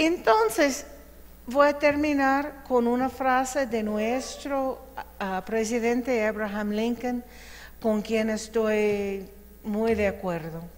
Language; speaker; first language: Spanish; non-native, fluent; English